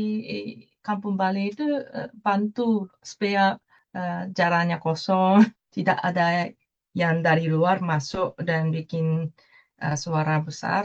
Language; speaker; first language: Indonesian; non-native, fluent; Japanese